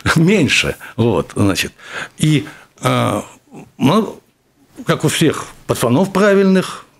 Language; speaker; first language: Russian; native; Russian